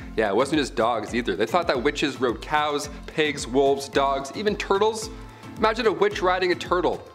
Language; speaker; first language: English; native; English